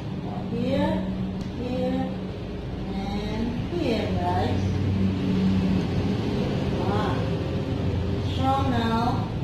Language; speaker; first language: English; non-native, learner; Indonesian